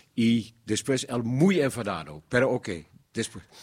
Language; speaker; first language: Spanish; non-native, learner; Dutch